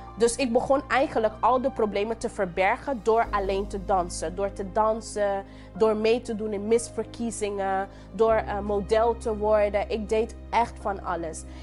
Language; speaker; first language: Dutch; non-native, local second language; English